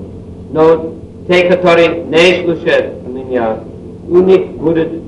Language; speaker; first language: Russian; non-native, learner; English